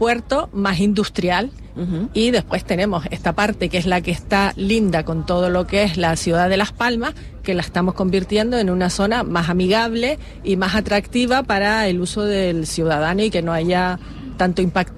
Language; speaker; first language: Spanish; native; Spanish